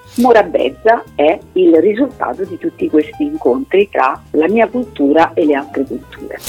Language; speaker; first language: Italian; native; Italian